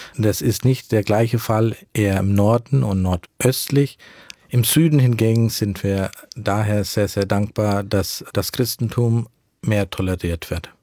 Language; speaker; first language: German; early bilingual, heritage; German